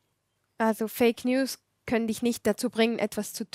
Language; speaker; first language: German; non-native, fluent; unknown